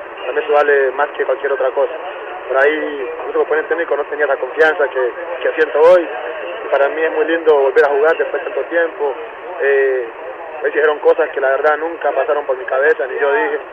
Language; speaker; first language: Spanish; native; Spanish